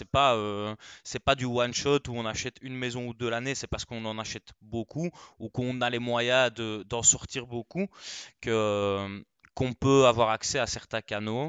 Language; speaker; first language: French; native; French